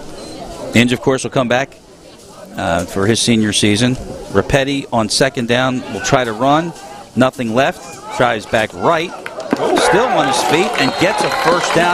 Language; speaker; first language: English; native; English